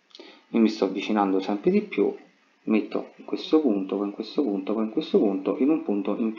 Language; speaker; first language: Italian; native; Italian